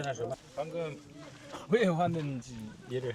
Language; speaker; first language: Korean; non-native, fluent; Mongolian